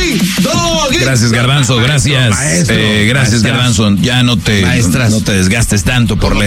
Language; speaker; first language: Spanish; native; Spanish